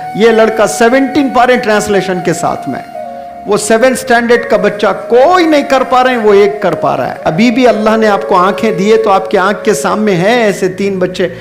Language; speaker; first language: Urdu; native; Urdu